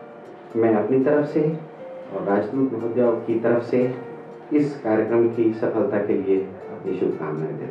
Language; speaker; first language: Hindi; native; Hindi